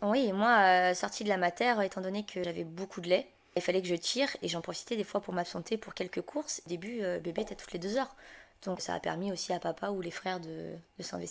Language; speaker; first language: French; native; French